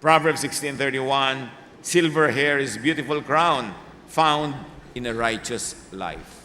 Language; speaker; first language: English; non-native, local second language; Filipino